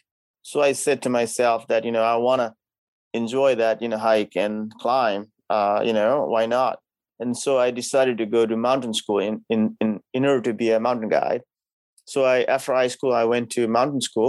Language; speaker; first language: English; non-native, local second language; Nepali